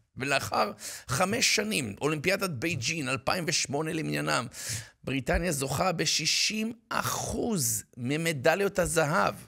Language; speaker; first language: Hebrew; native; Hebrew